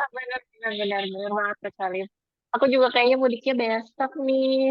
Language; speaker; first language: Indonesian; native; Indonesian